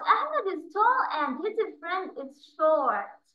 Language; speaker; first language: English; non-native, fluent; Arabic